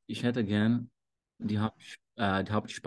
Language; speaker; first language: German; non-native, fluent; Portuguese